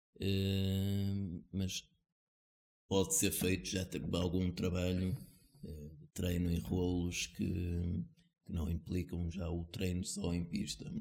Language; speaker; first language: Portuguese; native; Portuguese